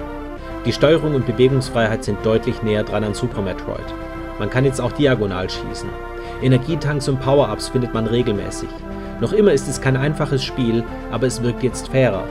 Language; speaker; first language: German; native; German